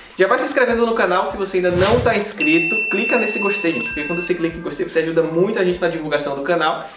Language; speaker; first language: Portuguese; native; Portuguese